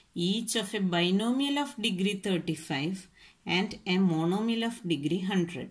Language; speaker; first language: English; non-native, local second language; Malayalam